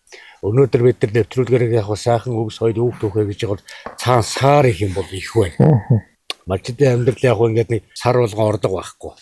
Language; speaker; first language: Mongolian; native; Mongolian